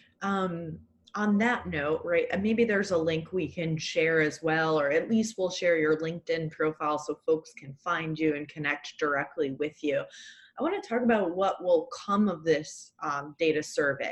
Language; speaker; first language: English; native; English